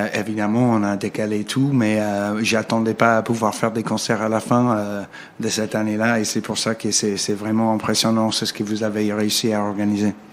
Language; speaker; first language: French; non-native, fluent; English